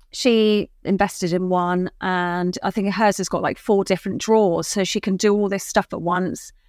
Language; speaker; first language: English; native; English